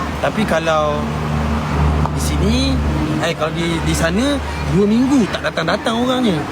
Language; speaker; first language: Malay; native; Malay